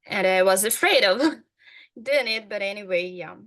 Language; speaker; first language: English; non-native, fluent; Ukrainian